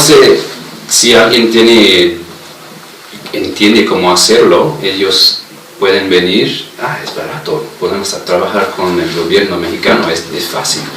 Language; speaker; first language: Spanish; non-native, fluent; English